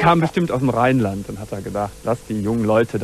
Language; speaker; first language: German; native; German